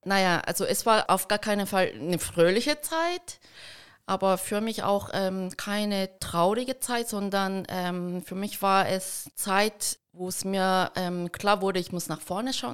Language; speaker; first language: German; early bilingual, heritage; Korean